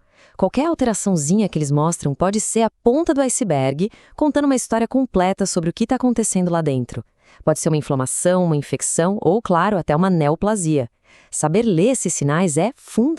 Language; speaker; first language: Portuguese; native; Portuguese